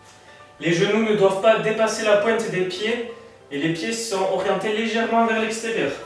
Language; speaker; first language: French; native; French